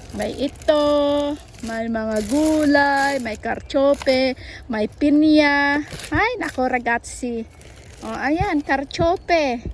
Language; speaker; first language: Filipino; native; Filipino